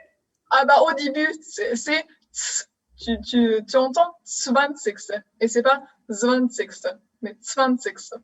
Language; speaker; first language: French; non-native, fluent; German